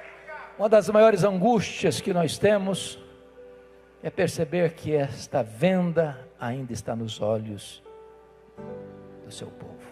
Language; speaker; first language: Portuguese; native; Portuguese